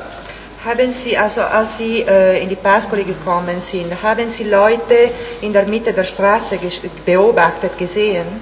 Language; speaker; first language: German; non-native, fluent; Italian